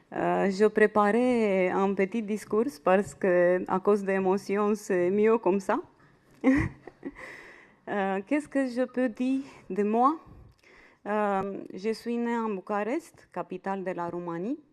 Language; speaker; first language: French; non-native, fluent; Romanian